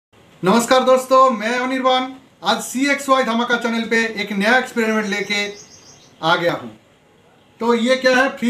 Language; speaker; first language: Hindi; non-native, local second language; Bangla